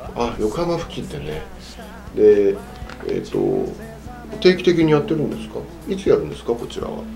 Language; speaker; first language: Japanese; native; Japanese